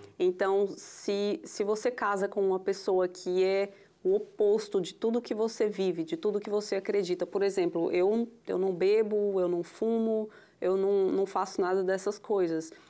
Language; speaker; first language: Portuguese; native; Portuguese